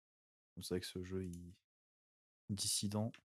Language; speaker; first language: French; native; French